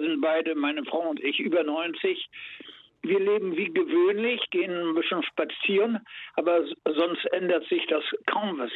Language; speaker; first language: German; native; German